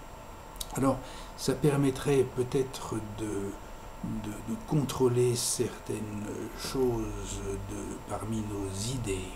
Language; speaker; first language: French; native; French